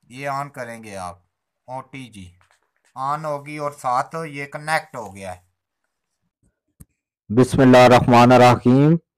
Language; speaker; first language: Urdu; non-native, local second language; Pahari-Potwari